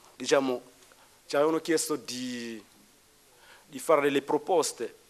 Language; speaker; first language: Italian; non-native, fluent; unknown